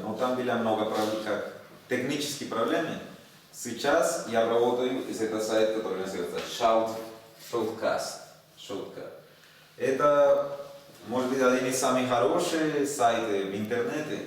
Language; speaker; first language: Russian; non-native, learner; Spanish